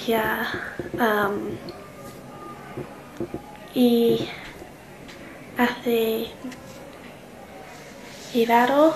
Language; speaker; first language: Spanish; non-native, learner; English